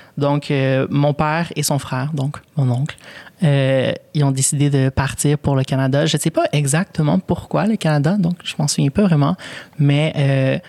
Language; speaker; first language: French; early bilingual, other home language; Spanish